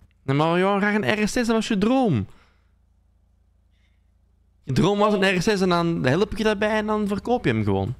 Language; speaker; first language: Dutch; native; Dutch